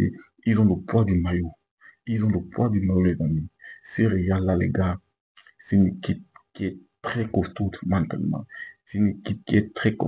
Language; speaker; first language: French; native; French